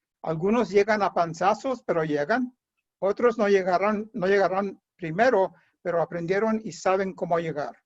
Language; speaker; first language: Spanish; early bilingual, heritage; Spanish